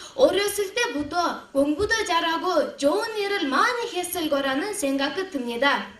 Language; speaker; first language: Korean; non-native, learner; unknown